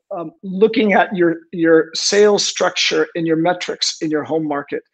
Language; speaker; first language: English; native; English